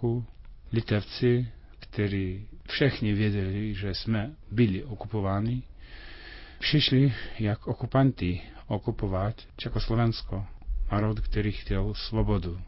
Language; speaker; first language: Czech; non-native, fluent; Lithuanian